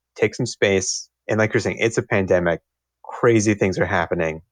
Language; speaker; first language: English; native; English